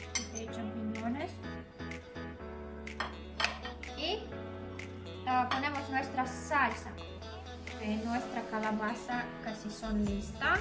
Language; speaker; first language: Spanish; non-native, learner; Polish